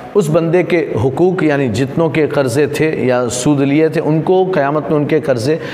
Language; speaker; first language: Urdu; non-native, local second language; Gujarati